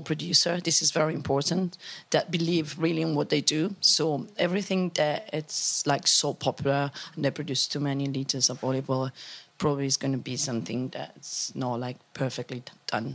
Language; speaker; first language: English; non-native, fluent; Italian